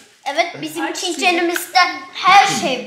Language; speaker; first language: Turkish; early bilingual, heritage; Turkish